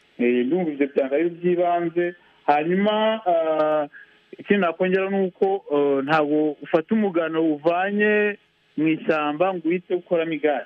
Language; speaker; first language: Kinyarwanda; early bilingual, heritage; Kinyarwanda